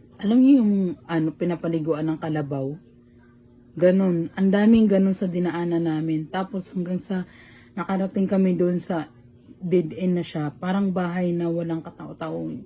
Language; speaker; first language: Filipino; native; Filipino